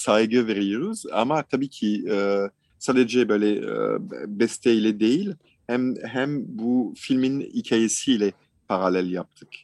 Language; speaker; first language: Turkish; non-native, fluent; French